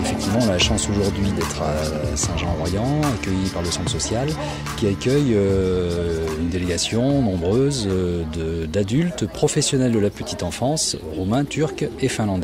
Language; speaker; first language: French; native; French